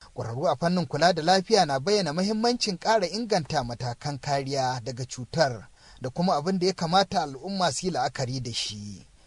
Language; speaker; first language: Hausa; native; Hausa